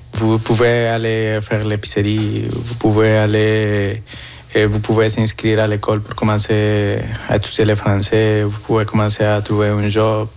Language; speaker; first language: French; non-native, fluent; Spanish